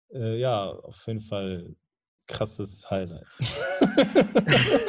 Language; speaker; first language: German; native; German